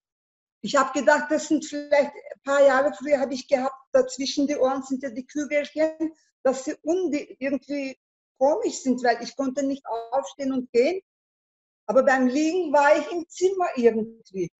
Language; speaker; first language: German; non-native, learner; Turkish